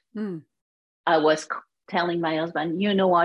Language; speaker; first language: English; non-native, fluent; French